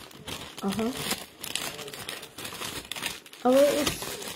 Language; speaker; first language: German; non-native, learner; Cebuano